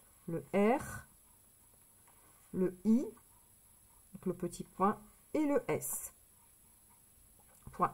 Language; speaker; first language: French; native; French